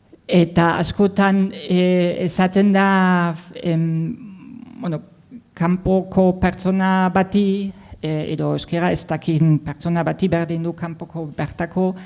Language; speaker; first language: Basque; non-native, fluent; German